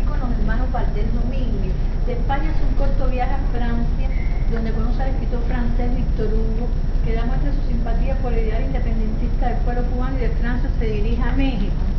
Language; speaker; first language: Spanish; native; Spanish